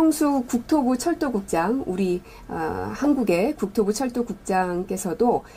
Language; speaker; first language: Korean; native; Korean